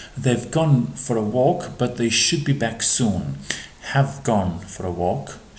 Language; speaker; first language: English; non-native, fluent; Albanian